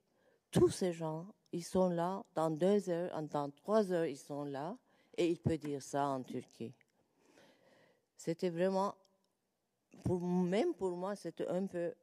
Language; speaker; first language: French; non-native, learner; Turkish